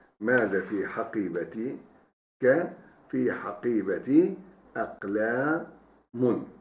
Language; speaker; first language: Arabic; non-native, fluent; Turkish